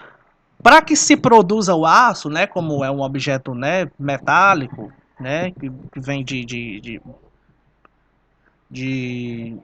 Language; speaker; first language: Portuguese; native; Portuguese